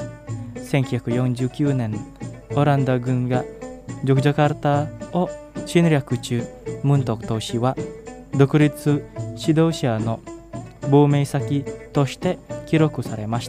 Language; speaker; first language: Japanese; non-native, fluent; Indonesian